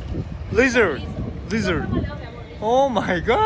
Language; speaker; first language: English; non-native, learner; Korean